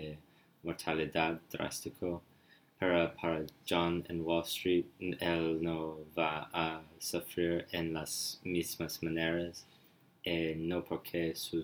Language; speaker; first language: Spanish; non-native, learner; English